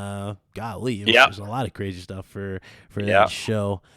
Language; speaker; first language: English; native; English